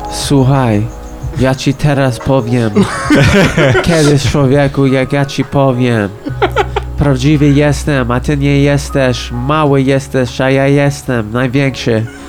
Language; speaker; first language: Polish; early bilingual, heritage; Polish